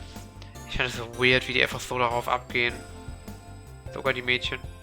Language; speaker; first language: German; native; German